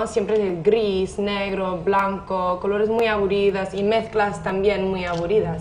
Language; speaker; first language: Spanish; non-native, fluent; English